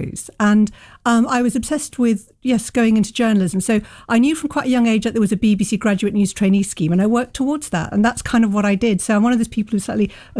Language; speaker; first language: English; native; English